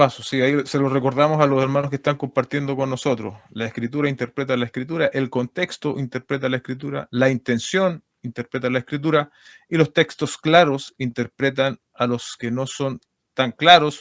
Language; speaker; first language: Spanish; native; Spanish